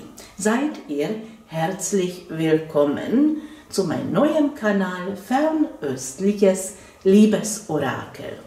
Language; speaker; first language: German; non-native, fluent; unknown